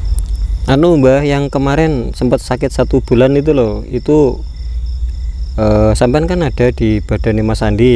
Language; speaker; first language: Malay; non-native, local second language; Javanese